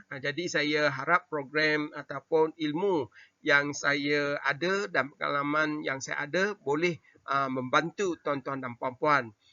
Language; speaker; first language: Malay; non-native, local second language; Chinese